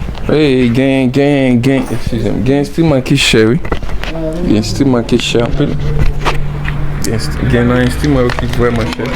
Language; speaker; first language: French; non-native, learner; Haitian Creole